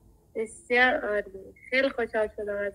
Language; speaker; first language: Persian; native; Persian